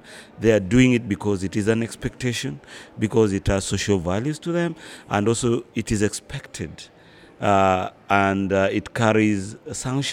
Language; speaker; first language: English; non-native, local second language; Luo (Kenya and Tanzania)